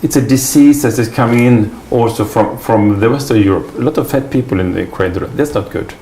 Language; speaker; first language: English; non-native, fluent; Swedish